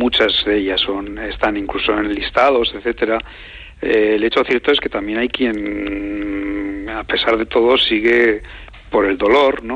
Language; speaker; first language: Spanish; native; Spanish